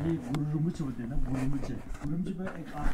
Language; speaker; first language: Hindi; non-native, local second language; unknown